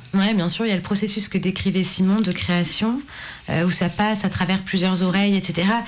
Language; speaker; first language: French; native; French